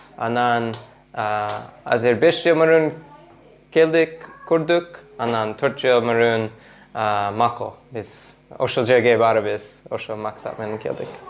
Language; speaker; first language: Kyrgyz; non-native, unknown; English